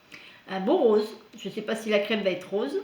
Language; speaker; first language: French; native; French